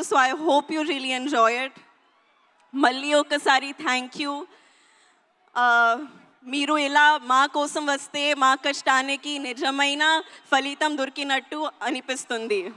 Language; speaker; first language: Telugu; non-native, local second language; Hindi